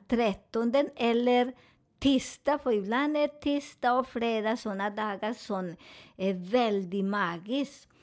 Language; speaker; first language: Swedish; non-native, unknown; Spanish